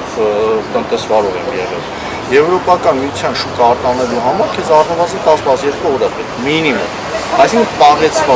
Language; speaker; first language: Armenian; native; Armenian